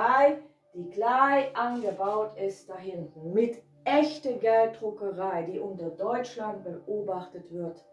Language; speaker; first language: German; non-native, fluent; Hungarian